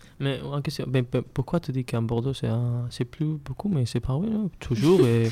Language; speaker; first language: French; non-native, learner; Spanish